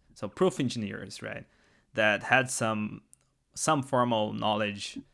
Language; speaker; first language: English; non-native, fluent; Portuguese